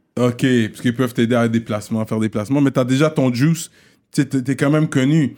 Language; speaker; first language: French; native; French